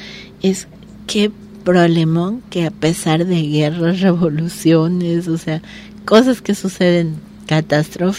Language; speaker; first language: Spanish; native; Spanish